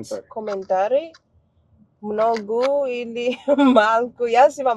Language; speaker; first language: Macedonian; non-native, learner; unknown